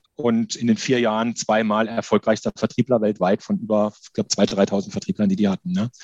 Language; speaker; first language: German; native; German